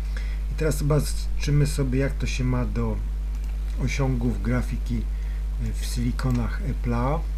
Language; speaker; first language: Polish; native; Polish